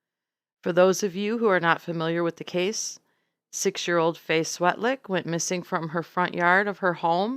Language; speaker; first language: English; native; English